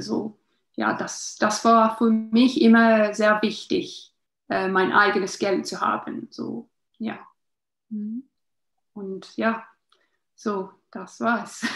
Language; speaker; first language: German; non-native, learner; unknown